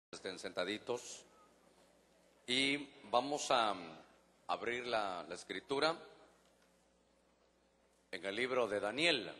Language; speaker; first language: Spanish; native; Spanish